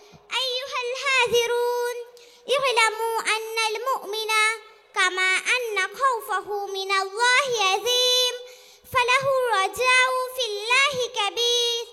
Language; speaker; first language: Arabic; non-native, learner; Bangla